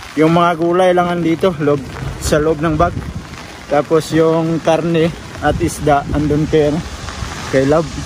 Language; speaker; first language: Filipino; non-native, local second language; Cebuano